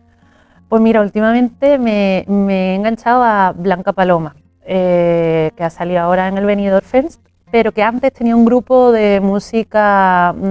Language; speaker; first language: Spanish; native; Spanish